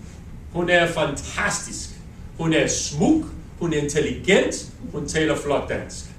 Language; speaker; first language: Danish; non-native, learner; English